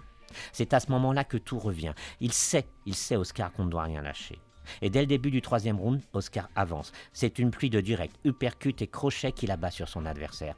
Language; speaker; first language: French; native; French